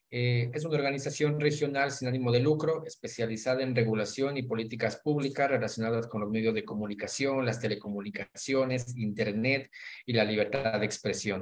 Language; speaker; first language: Spanish; native; Spanish